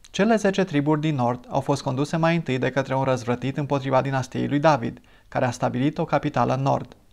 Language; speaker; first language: Romanian; non-native, fluent; English